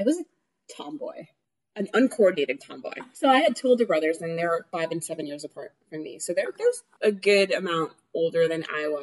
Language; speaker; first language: English; early bilingual, other home language; Spanish